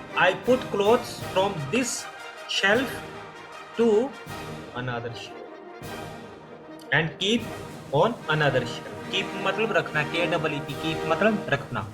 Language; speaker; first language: Hindi; native; Hindi